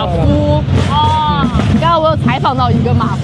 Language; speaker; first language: Chinese; non-native, fluent; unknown